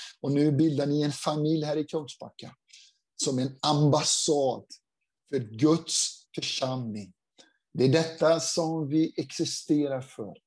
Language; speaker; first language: Swedish; non-native, fluent; Portuguese